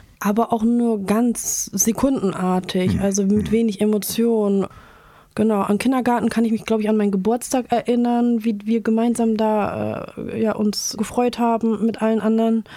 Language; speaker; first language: German; early bilingual, other home language; Turkish